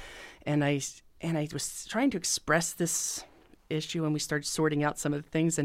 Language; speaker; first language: English; native; English